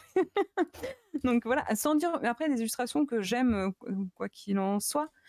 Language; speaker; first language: French; native; French